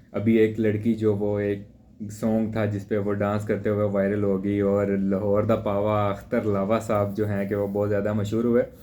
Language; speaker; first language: Urdu; non-native, local second language; Punjabi